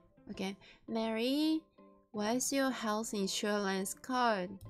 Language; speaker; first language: English; non-native, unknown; Japanese